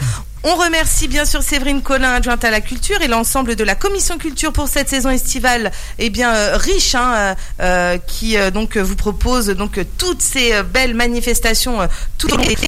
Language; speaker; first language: French; native; French